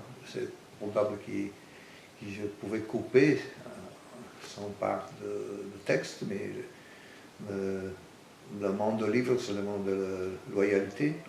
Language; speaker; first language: French; non-native, fluent; Italian